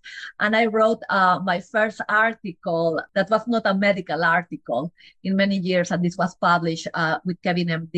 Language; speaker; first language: English; non-native, fluent; Spanish